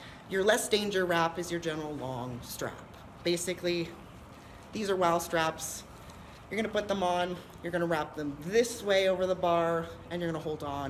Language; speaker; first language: English; native; English